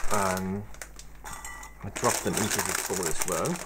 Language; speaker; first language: English; non-native, fluent; German